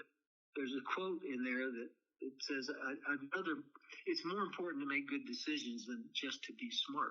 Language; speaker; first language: English; native; English